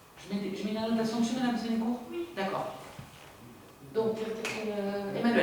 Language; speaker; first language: French; native; French